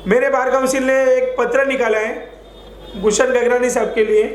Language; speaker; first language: Hindi; non-native, local second language; Marathi